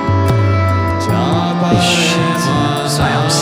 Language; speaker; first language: Russian; native; Russian